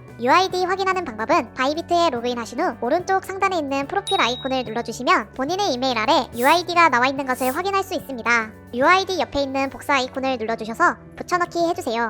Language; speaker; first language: Korean; native; Korean